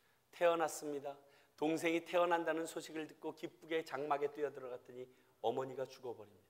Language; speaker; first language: Korean; native; Korean